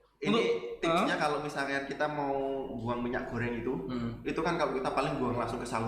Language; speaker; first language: Indonesian; native; Indonesian